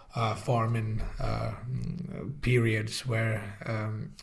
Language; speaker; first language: English; non-native, fluent; Finnish